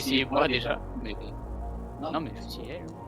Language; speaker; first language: French; native; French